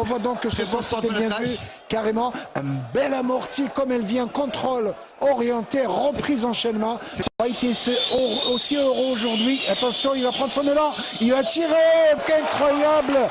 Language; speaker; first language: French; non-native, local second language; Arabic